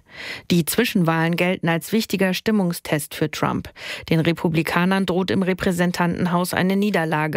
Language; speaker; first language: German; native; German